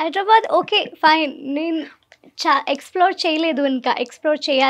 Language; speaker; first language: Telugu; non-native, learner; Malayalam